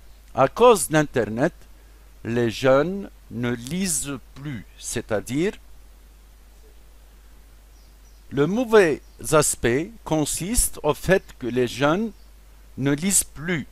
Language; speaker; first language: French; non-native, local second language; Arabic